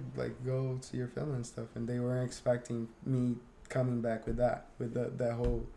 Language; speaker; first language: English; non-native, fluent; Portuguese